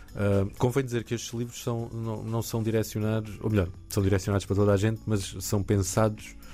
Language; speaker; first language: Portuguese; native; Portuguese